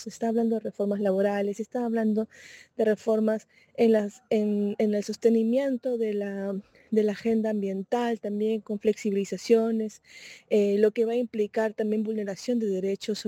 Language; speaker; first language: Spanish; native; Spanish